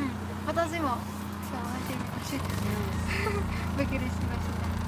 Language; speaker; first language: Japanese; non-native, learner; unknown